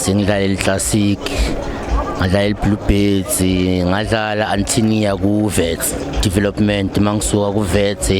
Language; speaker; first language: Zulu; native; Zulu